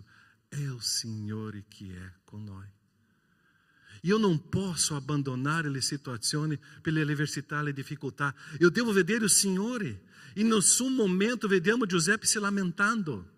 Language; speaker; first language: Italian; non-native, fluent; Portuguese